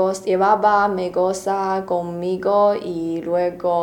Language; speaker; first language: Spanish; non-native, learner; Chinese